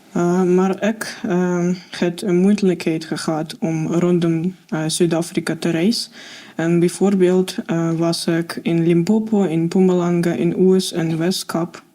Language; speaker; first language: Afrikaans; non-native, fluent; Russian